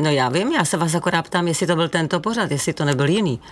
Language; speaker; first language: Czech; native; Czech